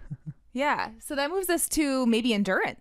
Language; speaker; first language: English; native; English